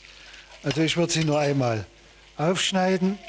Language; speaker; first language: German; native; German